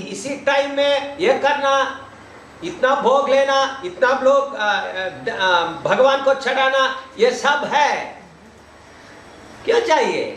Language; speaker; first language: Hindi; non-native, learner; English